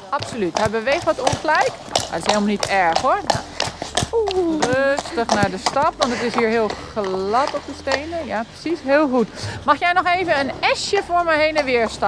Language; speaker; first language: Dutch; native; Dutch